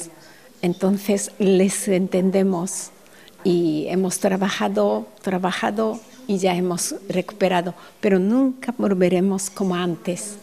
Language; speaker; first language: Spanish; non-native, fluent; Japanese